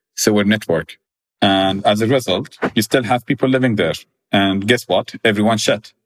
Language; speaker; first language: English; non-native, fluent; Arabic